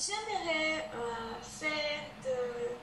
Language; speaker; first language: French; non-native, learner; Spanish